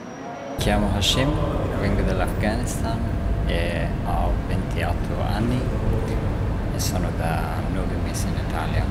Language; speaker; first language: Italian; non-native, learner; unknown